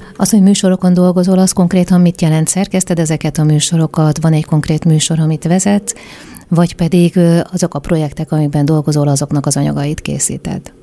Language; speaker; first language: Hungarian; native; Hungarian